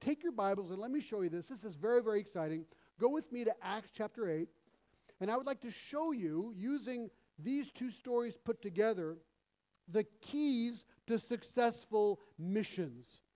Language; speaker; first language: English; early bilingual, other home language; French